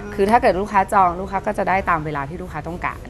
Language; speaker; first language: Thai; native; Thai